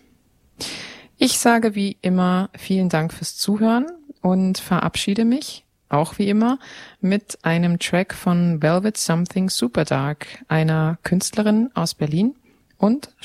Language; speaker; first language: German; native; German